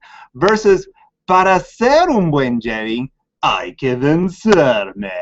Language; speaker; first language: Spanish; non-native, fluent; English